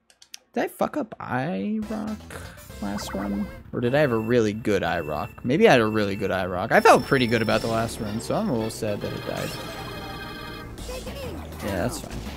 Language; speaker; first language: English; native; English